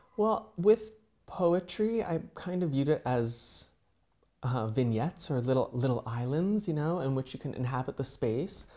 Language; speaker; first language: English; native; English